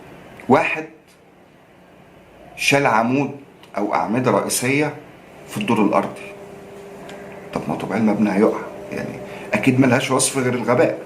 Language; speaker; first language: Arabic; native; Arabic